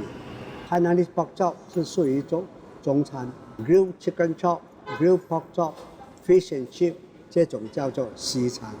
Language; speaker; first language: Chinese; non-native, local second language; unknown